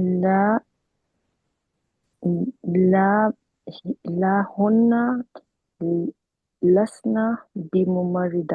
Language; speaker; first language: Arabic; non-native, learner; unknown